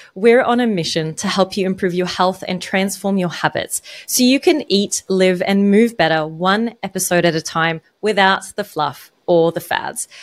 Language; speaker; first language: English; non-native, fluent; Arabic